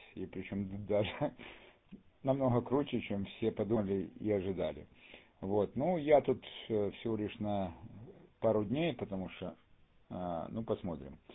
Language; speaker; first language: Russian; native; Russian